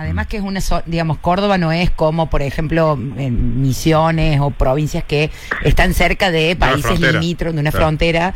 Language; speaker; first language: Spanish; native; Spanish